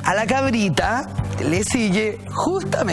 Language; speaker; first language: Spanish; native; Spanish